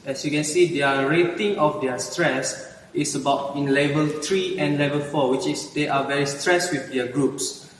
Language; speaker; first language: English; non-native, learner; Malay